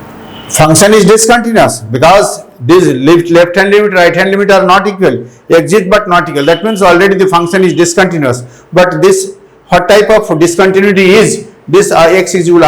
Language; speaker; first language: English; non-native, local second language; Hindi